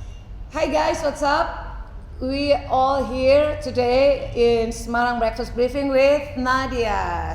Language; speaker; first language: English; non-native, fluent; Indonesian